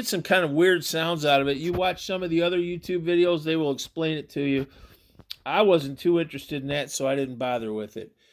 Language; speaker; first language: English; native; English